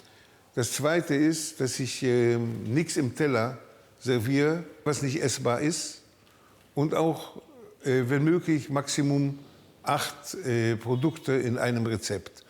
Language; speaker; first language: German; early bilingual, heritage; German